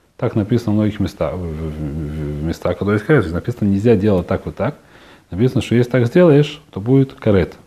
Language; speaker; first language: Russian; early bilingual, heritage; Russian